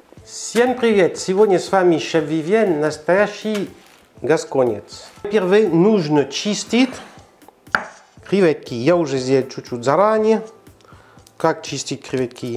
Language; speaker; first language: Russian; non-native, learner; French